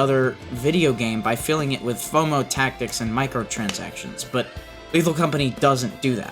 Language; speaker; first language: English; native; English